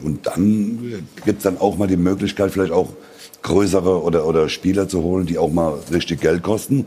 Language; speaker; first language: German; native; German